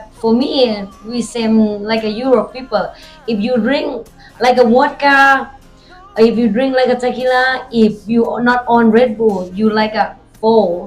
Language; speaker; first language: English; non-native, learner; Thai